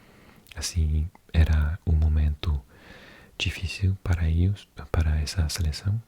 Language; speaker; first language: Portuguese; non-native, learner; English